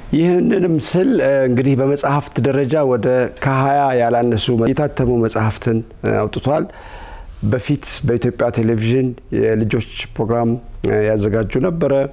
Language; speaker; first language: Amharic; native; Amharic